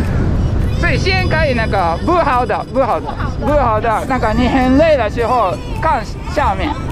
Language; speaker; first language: Chinese; non-native, learner; Japanese